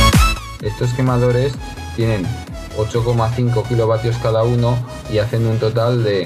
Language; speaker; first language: Spanish; native; Spanish